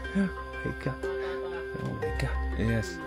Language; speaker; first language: English; non-native, learner; Polish